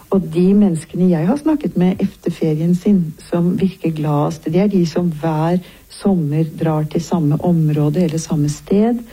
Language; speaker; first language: Norwegian; native; Norwegian